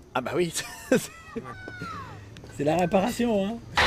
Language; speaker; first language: French; native; French